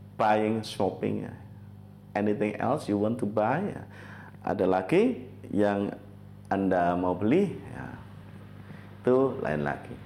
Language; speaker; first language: Indonesian; native; Indonesian